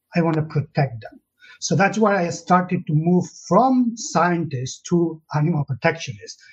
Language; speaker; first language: English; non-native, fluent; Spanish